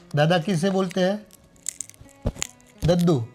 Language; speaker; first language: Hindi; non-native, local second language; Gujarati